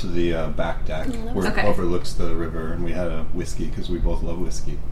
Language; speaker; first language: English; native; English